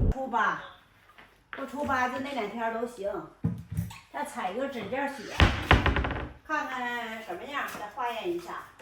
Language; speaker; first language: Chinese; native; Chinese